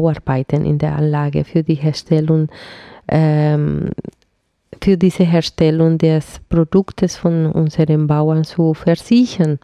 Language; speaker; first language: German; non-native, fluent; Spanish